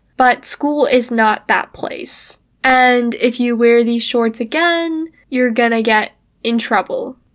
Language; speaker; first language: English; native; English